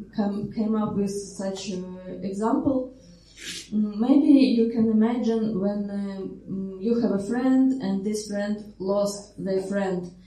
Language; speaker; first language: English; non-native, fluent; Ukrainian